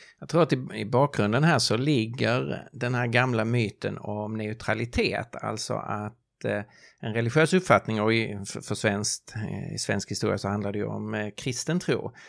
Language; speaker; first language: Swedish; native; Swedish